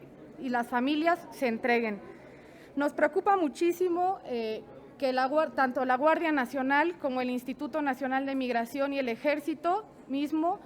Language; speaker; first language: Spanish; native; Spanish